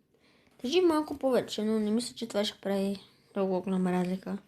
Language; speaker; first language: Bulgarian; native; Bulgarian